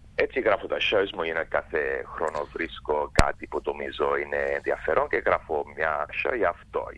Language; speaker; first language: Greek; early bilingual, other home language; English